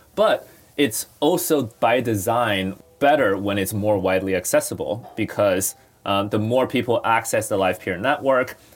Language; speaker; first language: English; non-native, fluent; Chinese